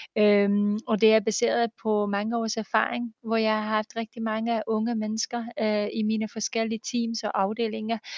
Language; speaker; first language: Danish; non-native, fluent; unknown